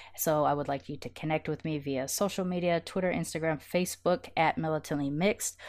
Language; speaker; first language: English; native; English